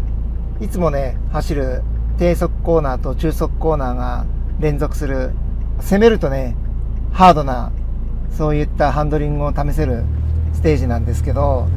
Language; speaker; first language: Japanese; native; Japanese